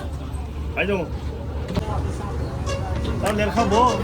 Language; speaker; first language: Vietnamese; native; Vietnamese